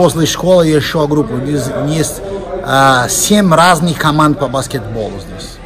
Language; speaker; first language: Russian; non-native, fluent; Portuguese